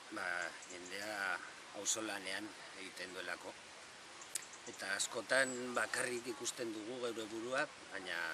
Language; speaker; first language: Basque; non-native, local second language; Spanish